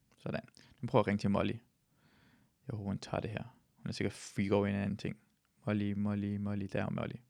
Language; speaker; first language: Danish; early bilingual, other home language; Persian